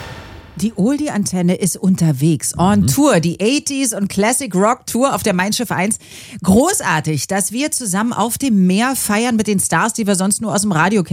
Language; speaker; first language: German; native; German